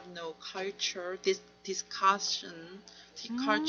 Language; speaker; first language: English; non-native, learner; Korean